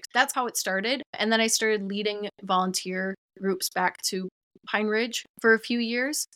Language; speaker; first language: English; native; English